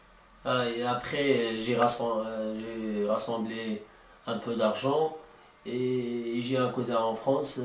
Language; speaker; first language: French; non-native, learner; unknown